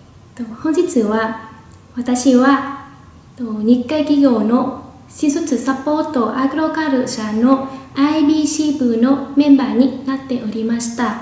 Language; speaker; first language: Japanese; non-native, fluent; Vietnamese